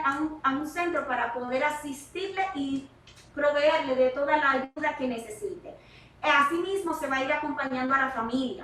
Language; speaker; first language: Spanish; native; Spanish